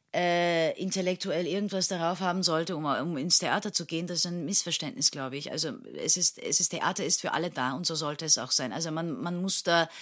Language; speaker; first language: German; non-native, fluent; Turkish